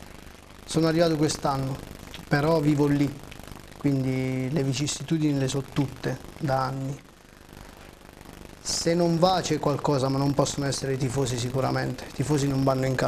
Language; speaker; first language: Italian; native; Italian